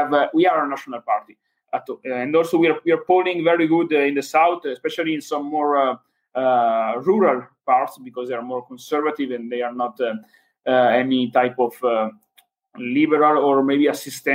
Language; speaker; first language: English; non-native, fluent; Italian